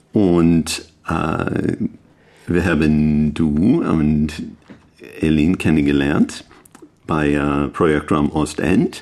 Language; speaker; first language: German; non-native, learner; English